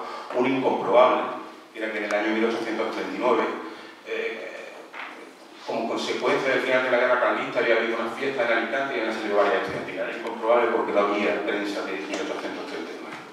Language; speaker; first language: Spanish; native; Spanish